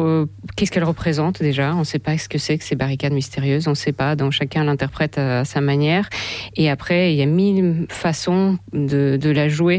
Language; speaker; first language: French; non-native, fluent; Russian